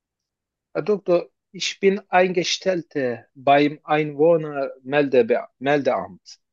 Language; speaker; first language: German; non-native, learner; Turkish